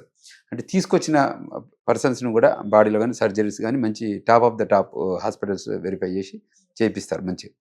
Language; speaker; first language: Telugu; native; Telugu